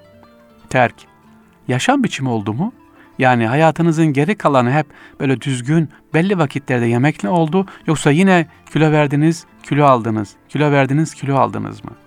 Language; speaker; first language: Turkish; native; Turkish